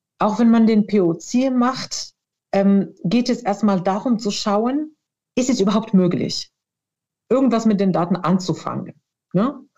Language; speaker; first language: German; non-native, fluent; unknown